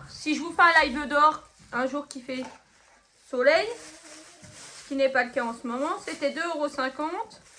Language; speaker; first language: French; native; French